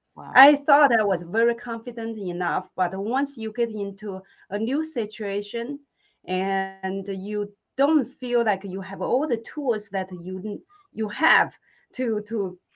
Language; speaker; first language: English; non-native, fluent; Chinese